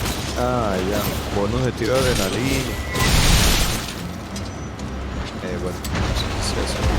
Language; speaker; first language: Spanish; native; Spanish